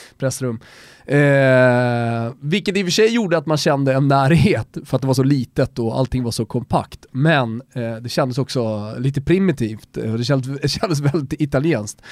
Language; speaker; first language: Swedish; native; Swedish